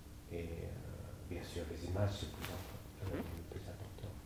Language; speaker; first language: French; non-native, fluent; Chinese